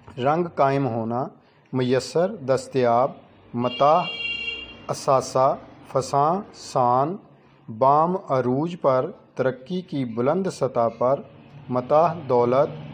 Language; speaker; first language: Urdu; non-native, local second language; Punjabi